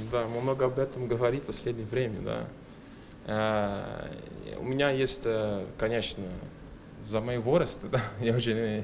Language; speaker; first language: Russian; non-native, fluent; Portuguese